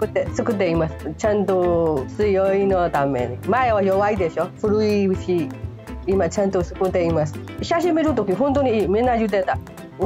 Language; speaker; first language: Japanese; non-native, fluent; Burmese